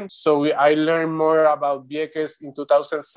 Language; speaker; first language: English; non-native, learner; Spanish